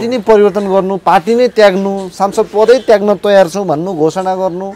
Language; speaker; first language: Nepali; native; Nepali